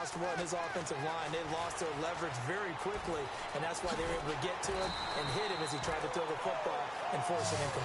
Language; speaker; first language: English; native; English